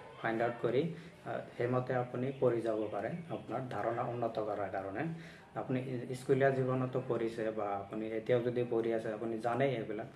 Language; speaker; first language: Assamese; non-native, local second language; Bangla